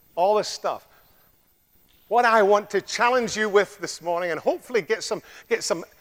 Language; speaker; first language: English; native; English